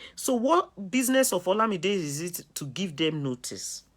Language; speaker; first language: English; non-native, local second language; Yoruba